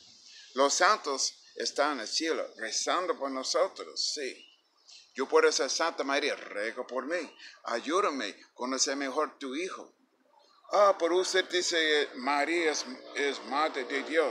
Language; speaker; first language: Spanish; non-native, fluent; English